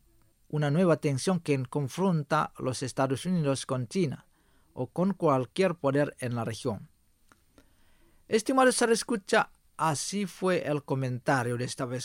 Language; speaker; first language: Spanish; non-native, fluent; Indonesian